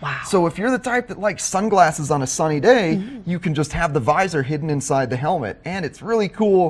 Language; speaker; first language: English; native; English